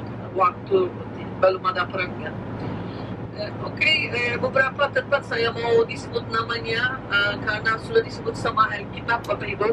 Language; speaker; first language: Indonesian; non-native, fluent; Turkish